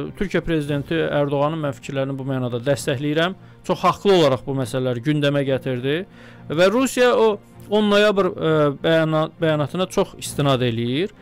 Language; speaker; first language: Azerbaijani; native; Azerbaijani